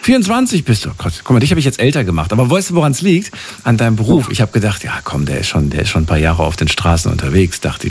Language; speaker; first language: German; native; German